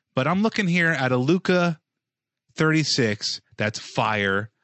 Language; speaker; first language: English; native; English